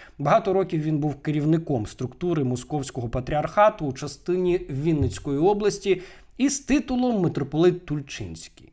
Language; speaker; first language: Ukrainian; native; Ukrainian